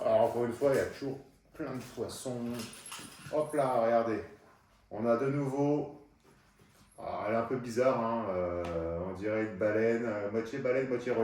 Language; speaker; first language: French; native; French